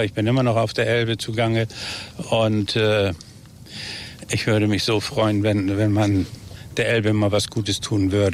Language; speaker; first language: German; native; German